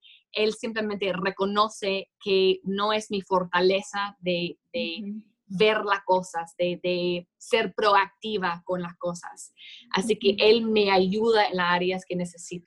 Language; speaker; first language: Spanish; non-native, fluent; English